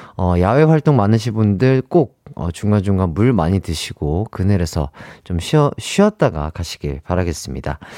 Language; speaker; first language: Korean; native; Korean